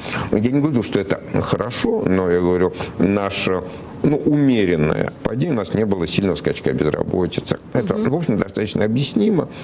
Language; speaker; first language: Russian; native; Russian